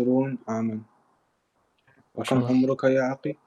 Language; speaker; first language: Arabic; non-native, learner; English